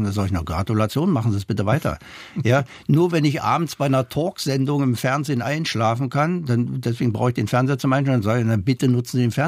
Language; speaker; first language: German; non-native, fluent; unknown